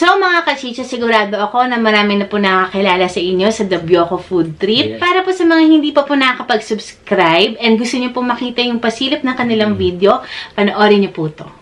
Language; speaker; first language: Filipino; native; Filipino